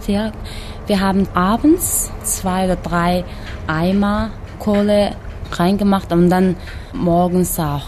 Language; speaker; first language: German; non-native, fluent; Mongolian